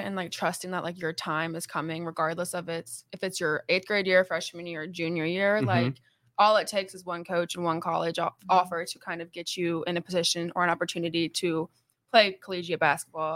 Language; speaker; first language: English; native; English